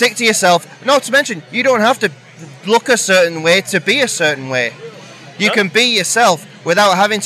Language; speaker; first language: English; native; English